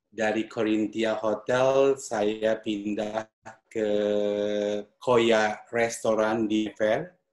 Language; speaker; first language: Indonesian; native; Indonesian